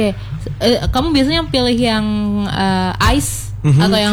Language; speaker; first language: Indonesian; native; Indonesian